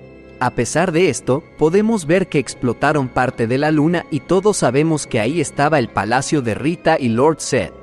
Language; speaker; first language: Spanish; native; Spanish